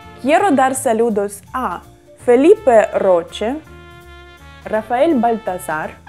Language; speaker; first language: Spanish; non-native, fluent; Russian